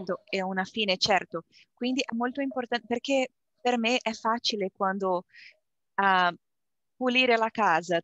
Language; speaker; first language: Italian; non-native, learner; Portuguese